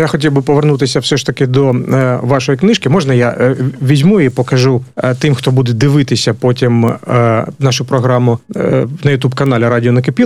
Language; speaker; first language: Ukrainian; native; Ukrainian